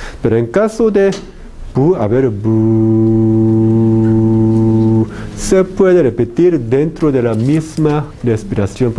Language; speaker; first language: Spanish; non-native, fluent; Korean